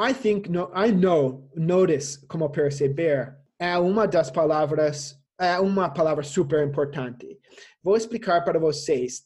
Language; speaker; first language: Portuguese; non-native, fluent; English